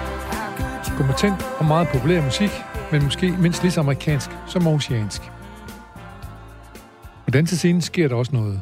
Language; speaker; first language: Danish; native; Danish